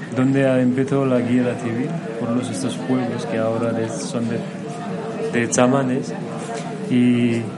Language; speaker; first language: Spanish; non-native, fluent; Nepali